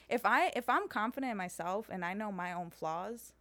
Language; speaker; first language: English; early bilingual, heritage; Serbian